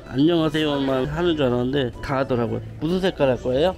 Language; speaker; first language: Korean; native; Korean